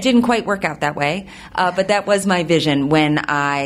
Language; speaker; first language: English; native; English